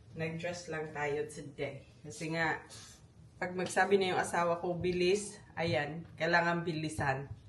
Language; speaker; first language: Filipino; non-native, local second language; Cebuano